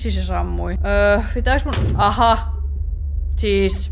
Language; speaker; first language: Finnish; native; Finnish